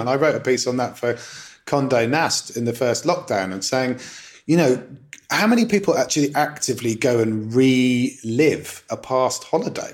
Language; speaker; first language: English; native; English